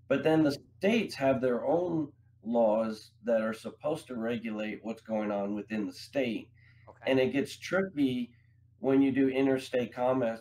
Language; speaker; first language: English; native; English